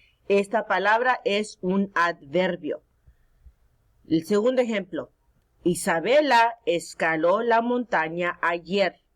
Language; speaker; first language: Spanish; early bilingual, heritage; Spanish